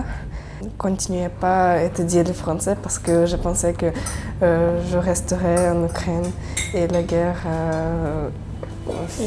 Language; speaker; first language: French; non-native, fluent; Ukrainian